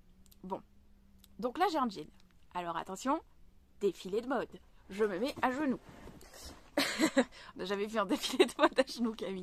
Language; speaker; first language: French; native; French